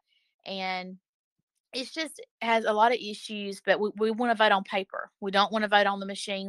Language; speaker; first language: English; native; English